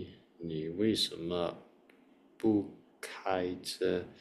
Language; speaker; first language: Chinese; non-native, learner; Indonesian